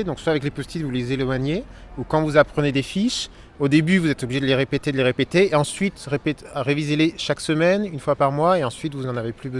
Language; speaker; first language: French; native; French